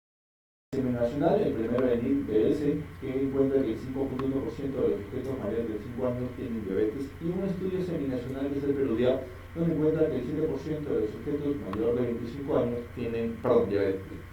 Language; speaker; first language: Spanish; native; Spanish